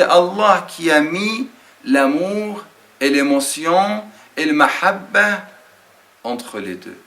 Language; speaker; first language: French; non-native, fluent; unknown